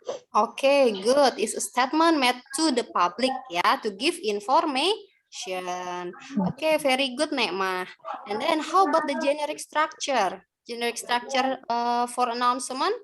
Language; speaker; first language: English; non-native, learner; Indonesian